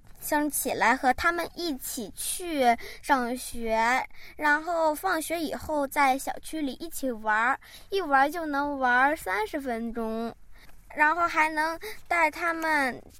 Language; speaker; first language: Chinese; early bilingual, heritage; Chinese